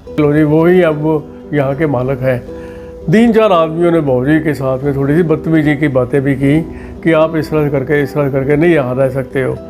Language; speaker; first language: Hindi; non-native, local second language; Punjabi